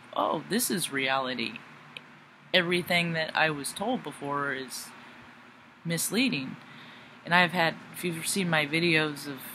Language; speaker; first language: English; native; English